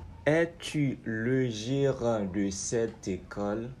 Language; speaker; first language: French; non-native, local second language; Haitian Creole